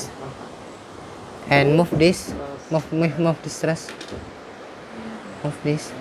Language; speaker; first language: English; non-native, learner; Indonesian